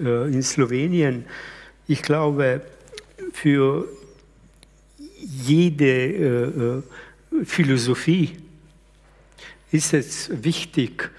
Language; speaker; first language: German; early bilingual, other home language; Slovenian